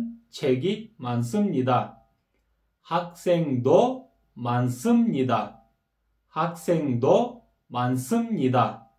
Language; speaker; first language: Korean; non-native, fluent; Kyrgyz